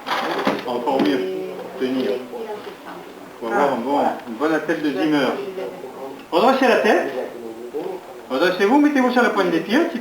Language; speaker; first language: French; native; French